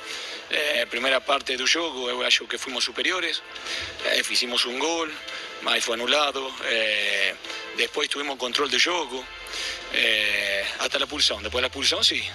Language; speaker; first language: Portuguese; non-native, fluent; Spanish